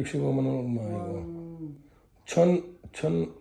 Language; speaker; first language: Korean; non-native, learner; Hindi